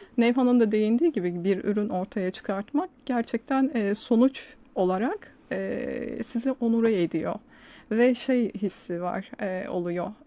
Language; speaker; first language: Turkish; native; Turkish